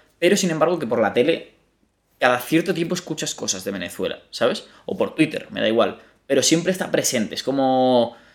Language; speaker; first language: Spanish; native; Spanish